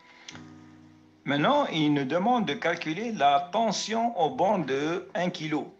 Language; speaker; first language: French; native; French